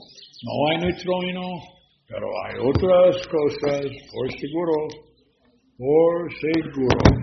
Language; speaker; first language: Spanish; non-native, learner; English